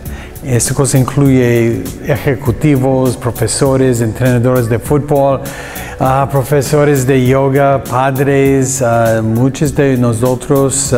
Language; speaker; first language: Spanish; non-native, learner; English